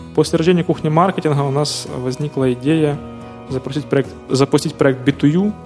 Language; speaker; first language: Russian; non-native, local second language; Ukrainian